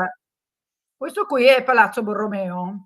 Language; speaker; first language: Italian; native; Italian